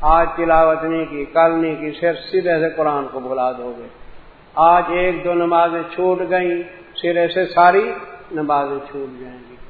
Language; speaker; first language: Urdu; non-native, local second language; Punjabi